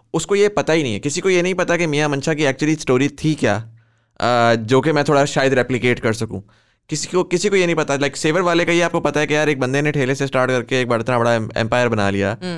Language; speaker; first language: Hindi; native; Hindi